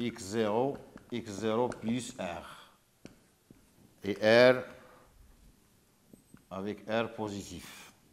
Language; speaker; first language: French; non-native, local second language; Arabic